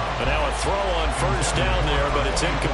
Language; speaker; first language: English; native; English